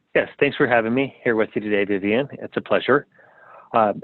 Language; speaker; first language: English; native; English